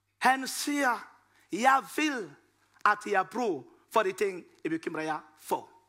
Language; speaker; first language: Danish; non-native, fluent; Lingala